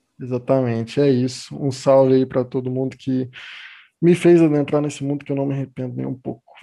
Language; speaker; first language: Portuguese; native; Portuguese